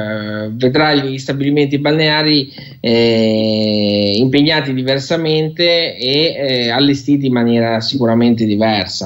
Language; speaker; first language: Italian; native; Italian